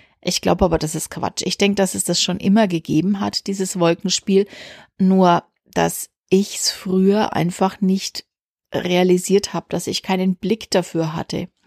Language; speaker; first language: German; native; German